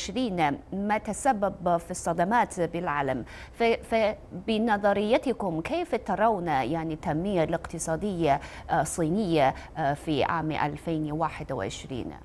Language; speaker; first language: Arabic; non-native, fluent; Chinese